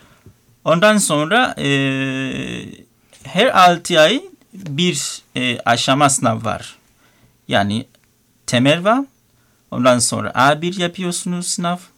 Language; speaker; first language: Turkish; non-native, learner; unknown